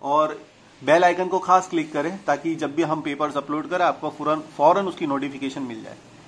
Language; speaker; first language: Hindi; non-native, local second language; Gujarati